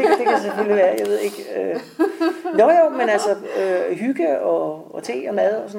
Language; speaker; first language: Danish; native; Danish